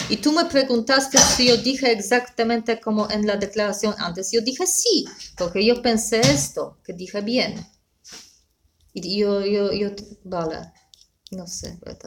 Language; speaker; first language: Spanish; non-native, learner; Polish